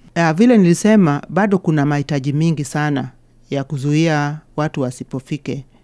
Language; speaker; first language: Swahili; non-native, local second language; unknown